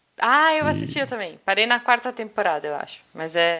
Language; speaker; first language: Portuguese; native; Portuguese